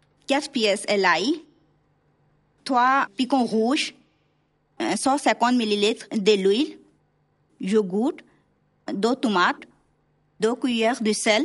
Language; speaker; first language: French; non-native, learner; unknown